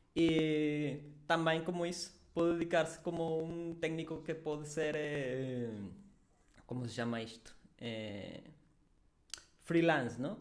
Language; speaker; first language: Portuguese; non-native, fluent; Spanish